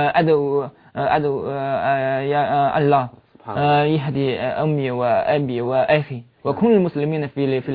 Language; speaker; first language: Arabic; non-native, learner; Chinese